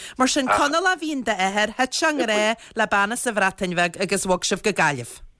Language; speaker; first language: Irish; native; Irish